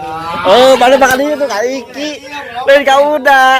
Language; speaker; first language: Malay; non-native, local second language; Sundanese